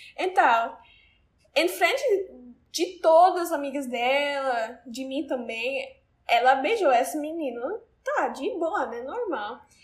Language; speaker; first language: Portuguese; non-native, learner; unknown